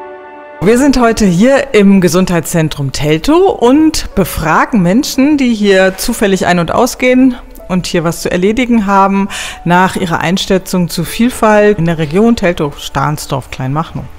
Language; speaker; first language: German; native; German